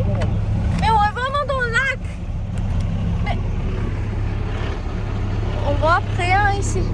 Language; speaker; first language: French; non-native, learner; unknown